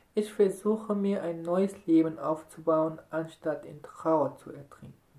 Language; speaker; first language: German; non-native, fluent; Arabic